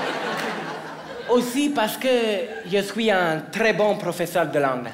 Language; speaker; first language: French; native; French